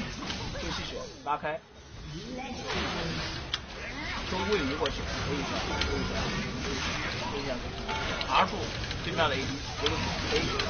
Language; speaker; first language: Chinese; native; Chinese